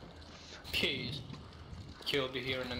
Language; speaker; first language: English; non-native, fluent; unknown